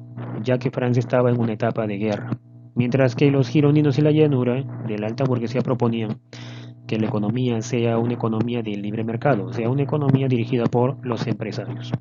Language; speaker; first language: Spanish; native; Spanish